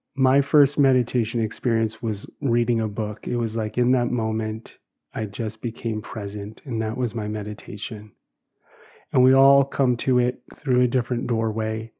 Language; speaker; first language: English; native; English